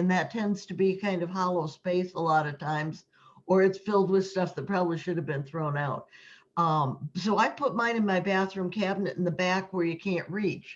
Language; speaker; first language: English; native; English